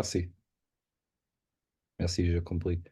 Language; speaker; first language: French; non-native, learner; English